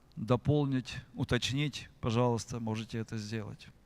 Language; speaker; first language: Russian; native; Russian